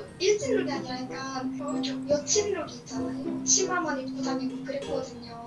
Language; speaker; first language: Korean; early bilingual, other home language; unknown